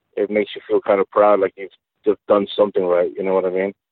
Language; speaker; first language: English; early bilingual, other home language; Spanish